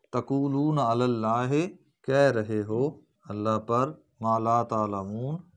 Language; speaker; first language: Urdu; native; Urdu